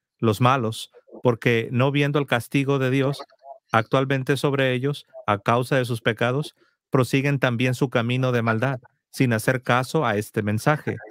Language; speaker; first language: Spanish; native; Spanish